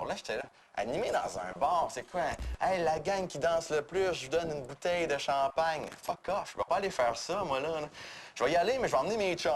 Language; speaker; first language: French; native; French